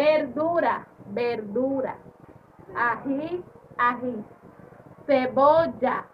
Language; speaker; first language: Spanish; non-native, fluent; Haitian Creole